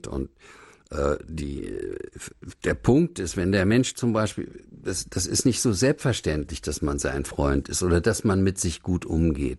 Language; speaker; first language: German; native; German